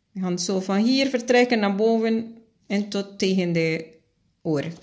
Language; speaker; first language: Dutch; non-native, fluent; Spanish